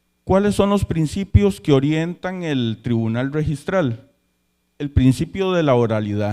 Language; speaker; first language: Spanish; native; Spanish